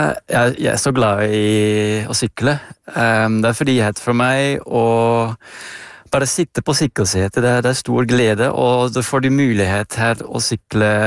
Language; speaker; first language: Norwegian; non-native, fluent; Dutch